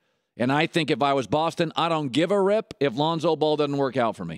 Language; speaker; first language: English; native; English